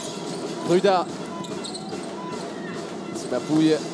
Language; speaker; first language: French; native; French